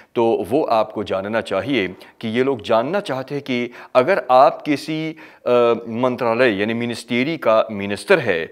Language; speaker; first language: Hindi; early bilingual, heritage; Hindi